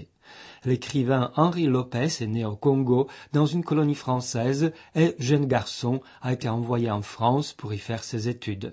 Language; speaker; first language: French; non-native, fluent; Czech